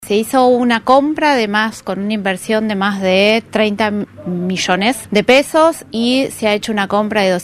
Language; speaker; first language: Spanish; native; Spanish